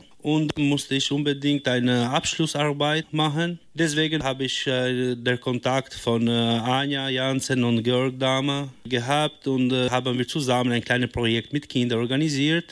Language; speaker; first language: German; non-native, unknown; Albanian